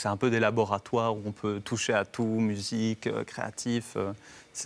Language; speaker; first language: French; native; French